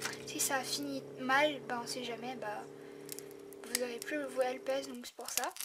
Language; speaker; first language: French; native; French